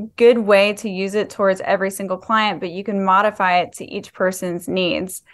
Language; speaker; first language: English; native; English